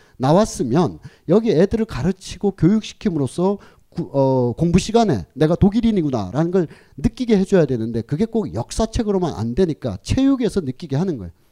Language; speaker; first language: Korean; native; Korean